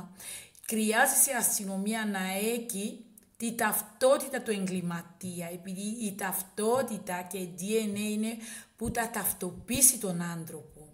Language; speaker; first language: Greek; non-native, learner; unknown